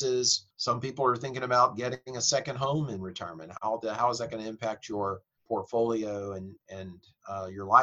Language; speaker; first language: English; native; English